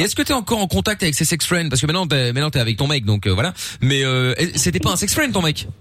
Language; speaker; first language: French; native; French